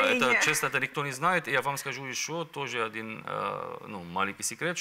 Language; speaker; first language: Russian; non-native, learner; Arabic